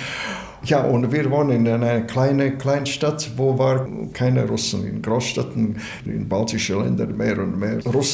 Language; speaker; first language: German; non-native, learner; Latvian